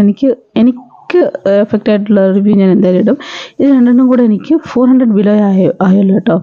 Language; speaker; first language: Malayalam; native; Malayalam